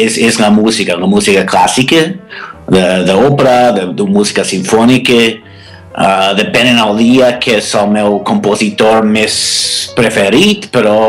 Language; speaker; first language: Catalan; non-native, fluent; English